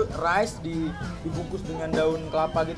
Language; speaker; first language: Indonesian; native; Indonesian